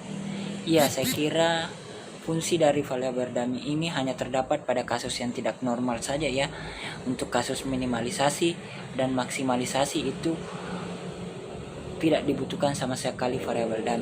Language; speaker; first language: Indonesian; native; Indonesian